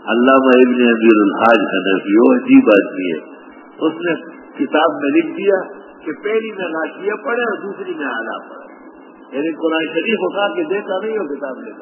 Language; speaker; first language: Urdu; non-native, local second language; Pashto